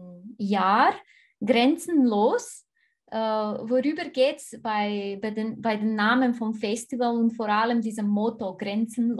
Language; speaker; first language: German; non-native, fluent; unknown